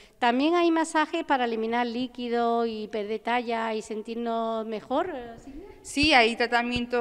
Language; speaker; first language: Spanish; native; Spanish